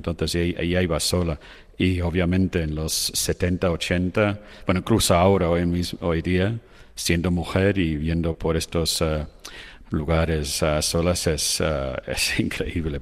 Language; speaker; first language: Spanish; non-native, fluent; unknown